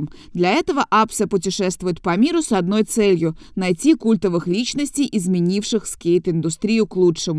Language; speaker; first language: Russian; native; Russian